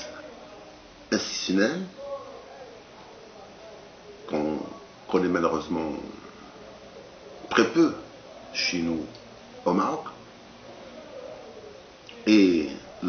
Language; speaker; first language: French; non-native, local second language; Arabic